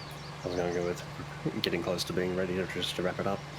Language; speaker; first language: English; native; English